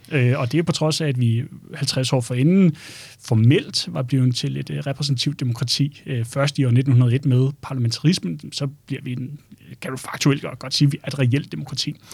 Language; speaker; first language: Danish; native; Danish